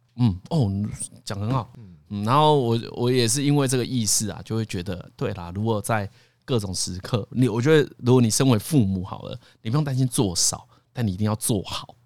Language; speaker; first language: Chinese; native; Chinese